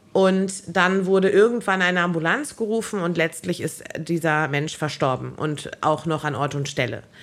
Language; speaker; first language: German; native; German